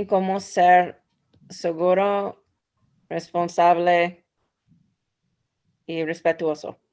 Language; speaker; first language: Spanish; non-native, learner; English